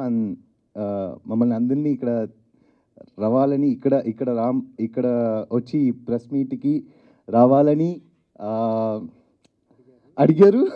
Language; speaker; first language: Telugu; non-native, learner; Tamil